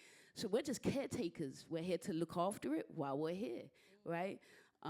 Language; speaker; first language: English; native; English